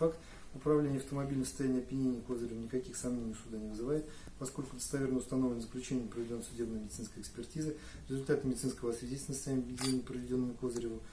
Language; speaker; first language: Russian; native; Russian